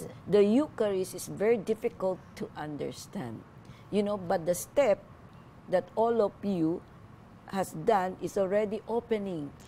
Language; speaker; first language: English; non-native, local second language; Filipino